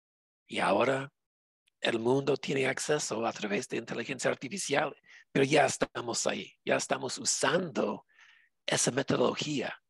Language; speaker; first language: Spanish; non-native, fluent; English